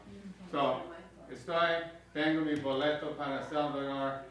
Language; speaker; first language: Spanish; non-native, learner; English